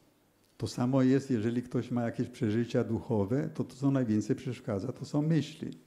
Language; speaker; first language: Polish; early bilingual, heritage; Polish